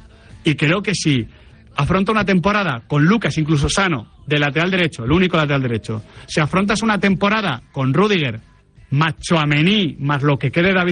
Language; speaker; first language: Spanish; native; Spanish